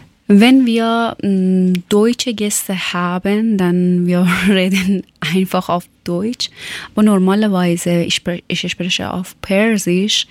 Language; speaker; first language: German; non-native, learner; Persian